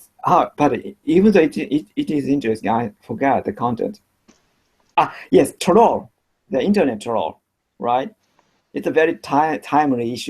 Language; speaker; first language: English; non-native, learner; Japanese